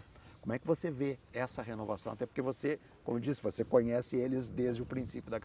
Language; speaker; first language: Portuguese; native; Portuguese